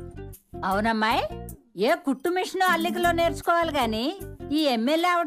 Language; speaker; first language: Telugu; native; Telugu